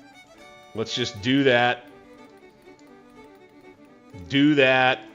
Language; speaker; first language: English; native; English